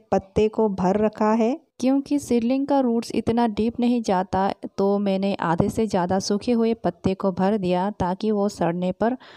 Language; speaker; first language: Hindi; native; Hindi